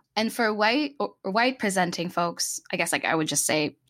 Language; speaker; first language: English; non-native, local second language; Filipino